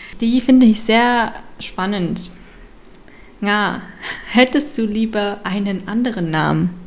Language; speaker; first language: German; early bilingual, other home language; Vietnamese